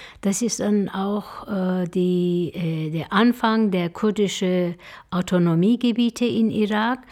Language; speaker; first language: German; non-native, fluent; Turkish